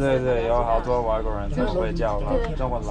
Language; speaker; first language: Chinese; non-native, fluent; English